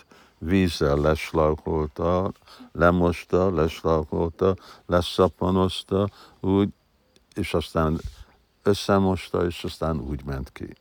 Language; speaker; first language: Hungarian; early bilingual, heritage; Hungarian